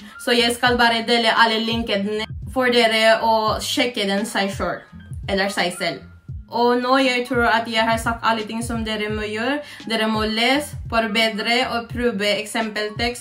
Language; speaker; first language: Norwegian; non-native, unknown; Filipino